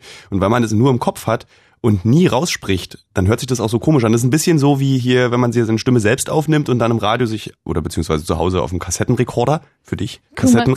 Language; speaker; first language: German; native; German